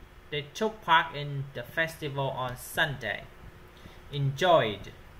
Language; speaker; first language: English; non-native, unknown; Vietnamese